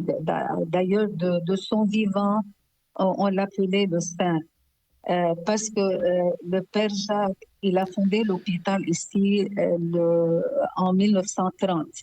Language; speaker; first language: French; non-native, local second language; Arabic